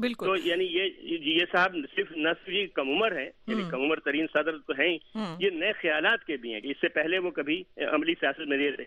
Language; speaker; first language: Urdu; native; Urdu